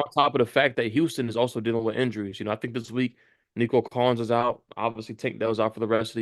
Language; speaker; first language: English; native; English